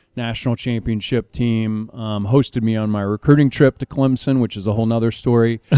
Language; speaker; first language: English; native; English